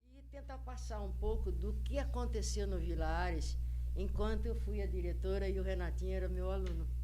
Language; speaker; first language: Portuguese; native; Portuguese